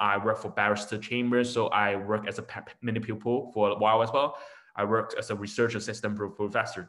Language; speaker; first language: English; non-native, local second language; Cantonese